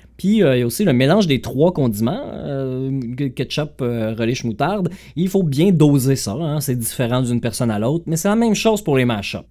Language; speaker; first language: French; native; French